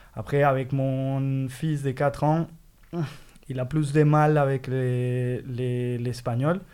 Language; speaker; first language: French; non-native, fluent; Spanish